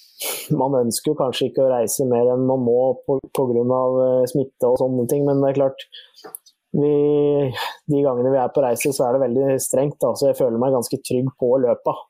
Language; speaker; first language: Norwegian; native; Norwegian